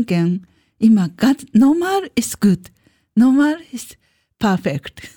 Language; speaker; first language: German; non-native, learner; Japanese